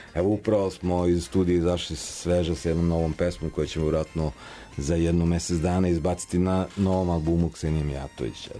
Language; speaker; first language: Serbian; early bilingual, heritage; English